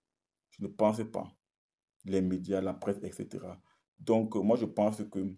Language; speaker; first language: French; native; French